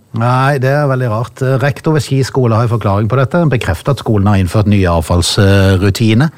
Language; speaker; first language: Norwegian; native; Norwegian